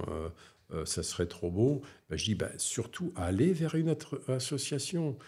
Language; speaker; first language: French; native; French